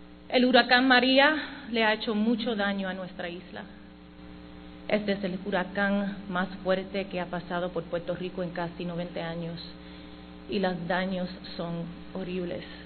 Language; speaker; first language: Spanish; early bilingual, heritage; Spanish